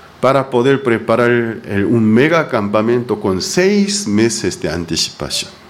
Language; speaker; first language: Spanish; non-native, fluent; Korean